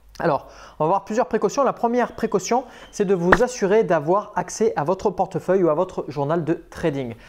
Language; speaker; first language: French; native; French